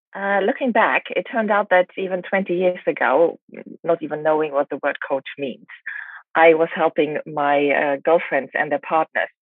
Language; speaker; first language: English; non-native, fluent; German